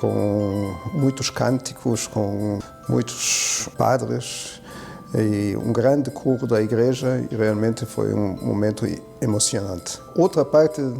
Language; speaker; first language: Portuguese; non-native, fluent; German